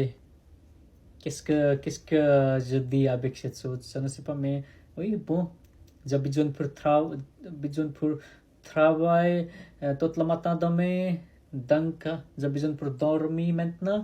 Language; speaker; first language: French; non-native, learner; Nepali